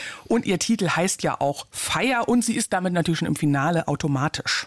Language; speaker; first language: German; native; German